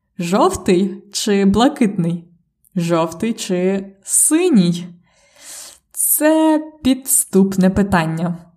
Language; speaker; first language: Ukrainian; native; Ukrainian